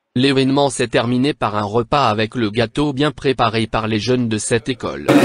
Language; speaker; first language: French; non-native, local second language; Kinyarwanda